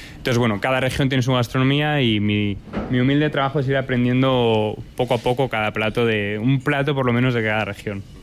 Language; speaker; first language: Spanish; native; Spanish